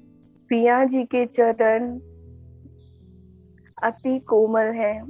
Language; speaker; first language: Hindi; native; Hindi